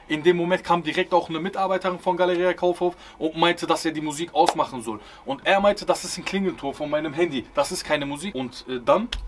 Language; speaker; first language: German; early bilingual, other home language; Turkish